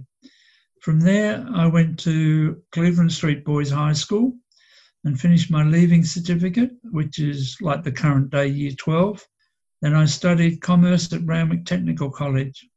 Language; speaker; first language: English; native; English